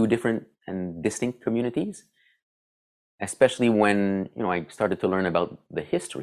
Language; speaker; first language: English; non-native, fluent; French